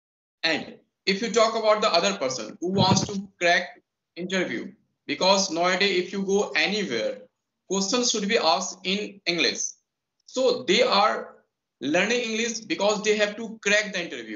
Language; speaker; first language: English; non-native, local second language; Hindi